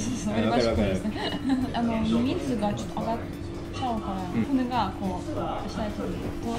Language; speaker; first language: Japanese; non-native, fluent; Russian